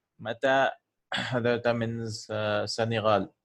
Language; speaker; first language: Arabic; non-native, fluent; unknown